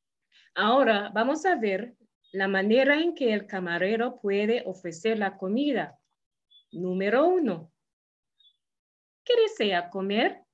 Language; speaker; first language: Spanish; non-native, fluent; English